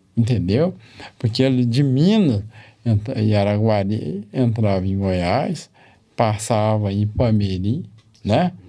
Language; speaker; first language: Portuguese; native; Portuguese